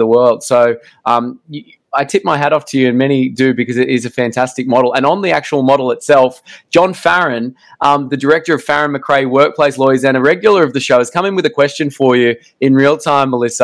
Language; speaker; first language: English; native; English